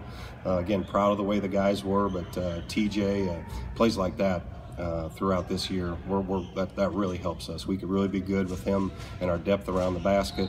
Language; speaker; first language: English; native; English